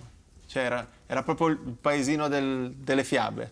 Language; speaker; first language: Italian; native; Italian